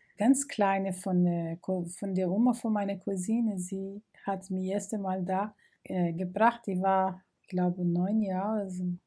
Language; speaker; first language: German; non-native, fluent; Portuguese